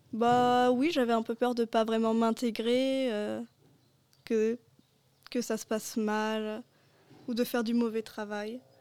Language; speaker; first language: French; native; French